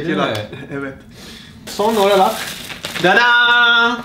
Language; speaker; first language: Turkish; non-native, learner; Japanese